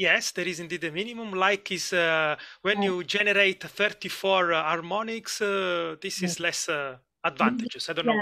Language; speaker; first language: English; non-native, fluent; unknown